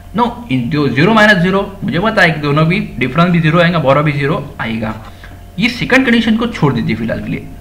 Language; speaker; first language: Hindi; non-native, local second language; Marathi